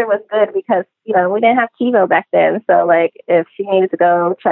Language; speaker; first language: English; native; English